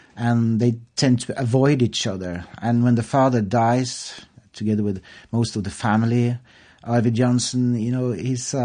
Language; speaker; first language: English; non-native, fluent; Norwegian